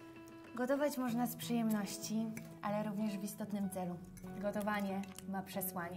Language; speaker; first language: Polish; native; Polish